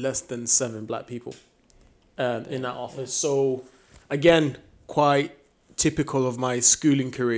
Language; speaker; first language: English; native; English